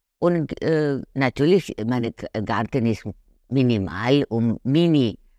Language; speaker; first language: German; non-native, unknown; Spanish